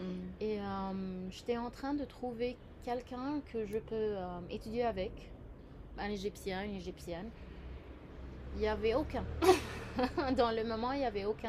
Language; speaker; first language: French; non-native, fluent; Arabic